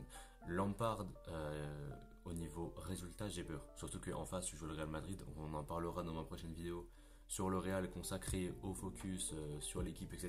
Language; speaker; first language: French; native; French